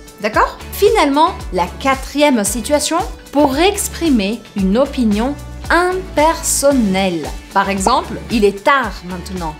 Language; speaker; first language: French; non-native, fluent; Portuguese